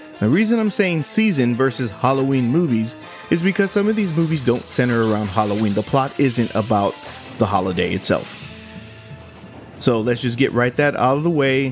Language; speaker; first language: English; native; English